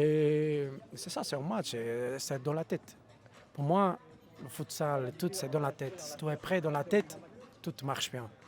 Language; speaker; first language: French; non-native, learner; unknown